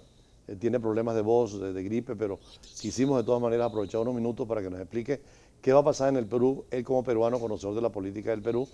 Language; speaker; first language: Spanish; native; Spanish